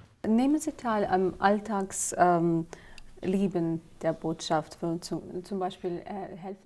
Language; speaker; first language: German; non-native, fluent; Azerbaijani